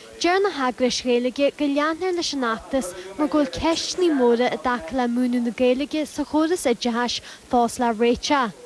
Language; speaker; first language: Irish; native; Irish